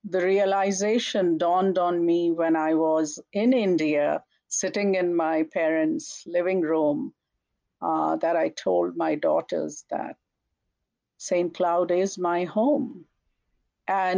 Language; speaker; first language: English; non-native, local second language; Hindi